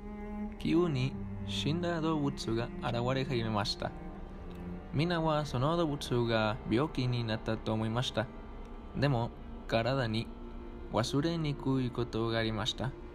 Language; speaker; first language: Japanese; non-native, learner; Spanish